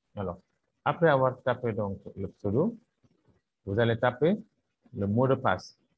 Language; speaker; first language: French; non-native, local second language; Wolof